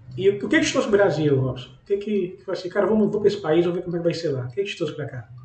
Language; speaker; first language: Portuguese; native; Portuguese